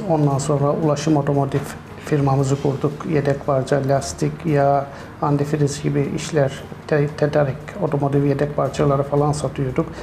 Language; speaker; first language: Turkish; native; Turkish